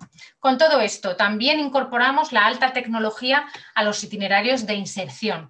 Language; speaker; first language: Spanish; native; Spanish